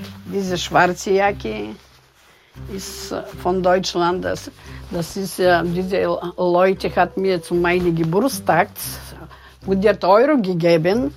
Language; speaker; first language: German; non-native, learner; Bulgarian